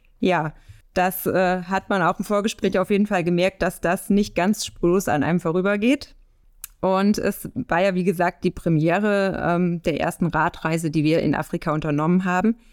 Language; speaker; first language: German; native; German